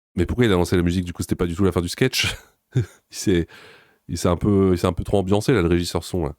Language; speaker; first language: French; native; French